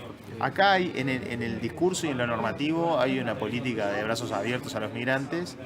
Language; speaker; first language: Spanish; native; Spanish